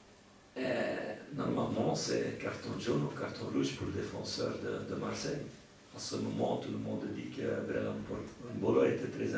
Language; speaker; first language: French; non-native, local second language; Dutch